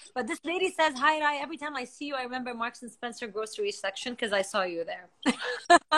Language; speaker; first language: English; non-native, fluent; Arabic